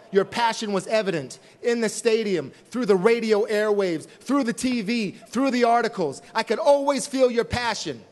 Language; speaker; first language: English; native; English